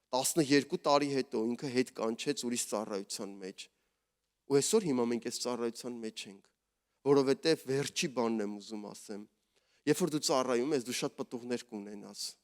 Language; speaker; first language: Armenian; native; Armenian